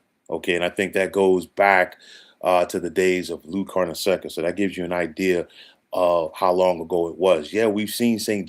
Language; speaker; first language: English; native; English